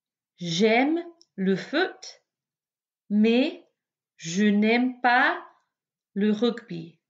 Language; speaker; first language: French; non-native, fluent; English